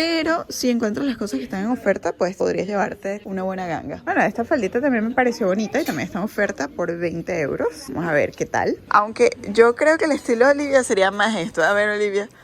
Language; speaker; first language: Spanish; native; Spanish